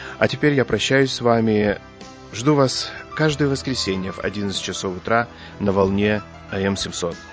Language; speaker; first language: Russian; native; Russian